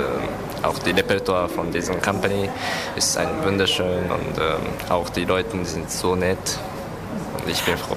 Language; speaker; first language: German; non-native, fluent; Japanese